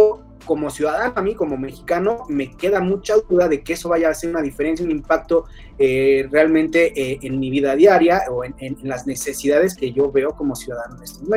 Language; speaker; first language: Spanish; native; Spanish